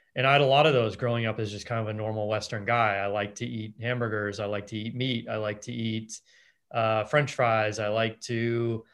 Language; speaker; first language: English; native; English